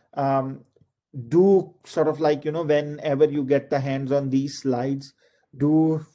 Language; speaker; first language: English; non-native, local second language; Urdu